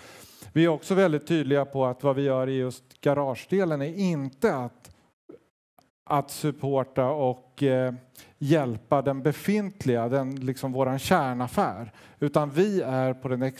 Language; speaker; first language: Swedish; native; Swedish